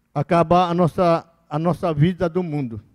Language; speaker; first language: Portuguese; non-native, local second language; Yanomámi